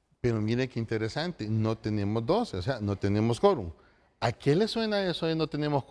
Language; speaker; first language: Spanish; native; Spanish